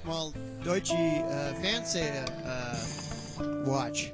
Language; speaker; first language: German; non-native, learner; English